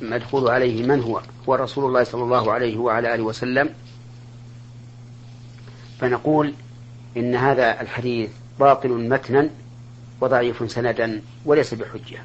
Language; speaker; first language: Arabic; native; Arabic